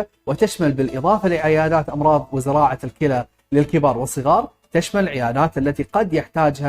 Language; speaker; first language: Arabic; native; Arabic